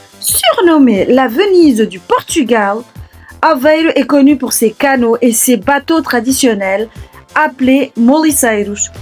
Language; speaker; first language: French; early bilingual, other home language; Portuguese